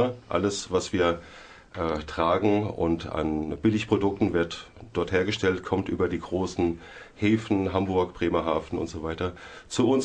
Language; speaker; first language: German; native; German